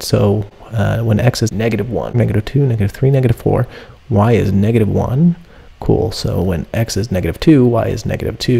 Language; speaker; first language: English; native; English